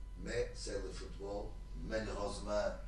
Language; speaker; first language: French; non-native, learner; Portuguese